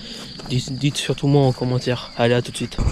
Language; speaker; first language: French; native; French